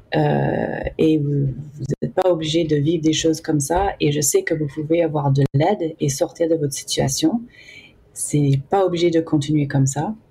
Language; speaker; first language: French; early bilingual, heritage; English